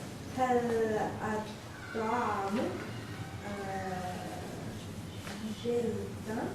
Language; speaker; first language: Arabic; non-native, learner; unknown